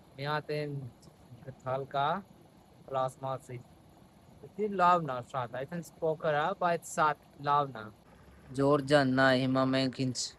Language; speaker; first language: Armenian; non-native, learner; Hindi